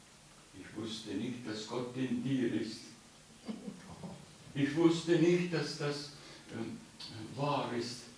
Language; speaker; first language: German; non-native, learner; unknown